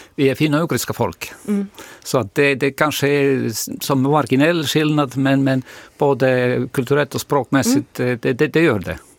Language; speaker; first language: Swedish; non-native, fluent; Estonian